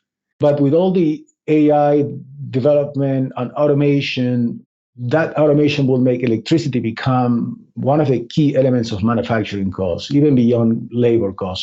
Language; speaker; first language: English; non-native, fluent; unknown